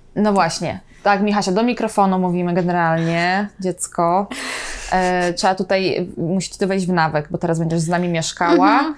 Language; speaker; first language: Polish; native; Polish